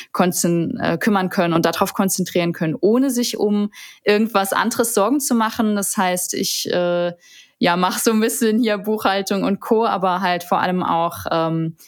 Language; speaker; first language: German; native; German